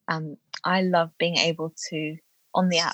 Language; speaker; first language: English; native; English